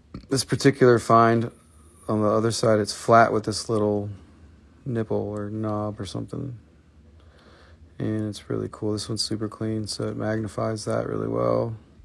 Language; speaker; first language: English; native; English